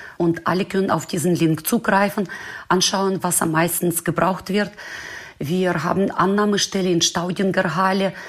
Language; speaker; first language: German; non-native, fluent; Ukrainian